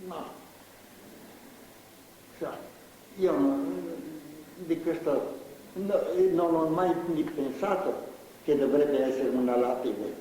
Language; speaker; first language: Italian; non-native, fluent; Slovenian